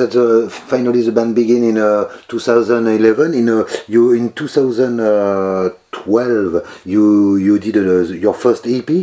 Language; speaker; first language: English; non-native, learner; French